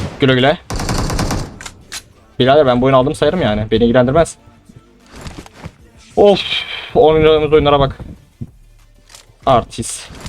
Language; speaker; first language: Turkish; native; Turkish